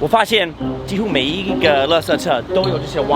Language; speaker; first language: Chinese; non-native, fluent; English